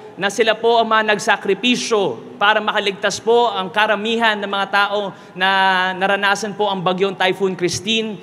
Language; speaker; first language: Filipino; non-native, local second language; Bikol